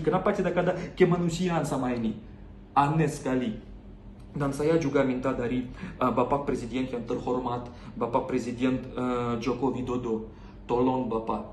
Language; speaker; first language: Indonesian; non-native, learner; Russian